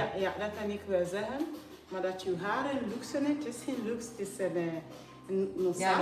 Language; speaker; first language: Dutch; non-native, fluent; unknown